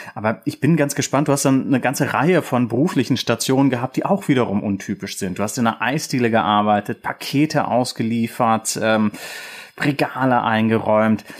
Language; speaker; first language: German; native; German